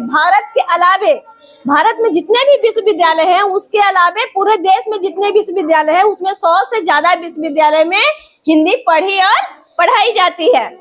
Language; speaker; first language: Hindi; native; Hindi